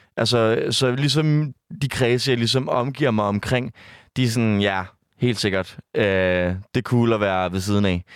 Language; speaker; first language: Danish; native; Danish